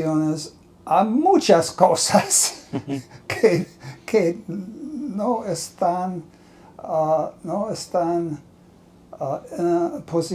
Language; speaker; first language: Spanish; non-native, learner; English